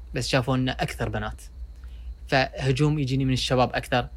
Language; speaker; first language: Arabic; native; Arabic